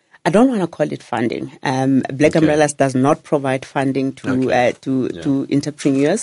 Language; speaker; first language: English; non-native, local second language; Northern Sotho